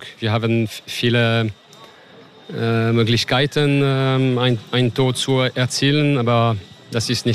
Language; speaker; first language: German; non-native, fluent; French